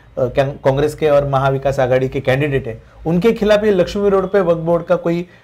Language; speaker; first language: Hindi; non-native, local second language; Marathi